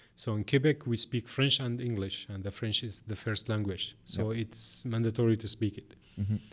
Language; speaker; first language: English; non-native, fluent; Arabic